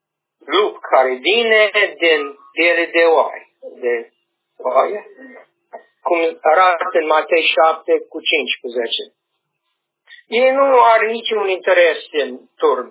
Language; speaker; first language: Romanian; non-native, learner; English